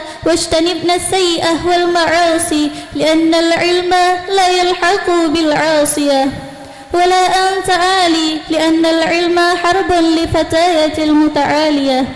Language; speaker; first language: Arabic; non-native, learner; Indonesian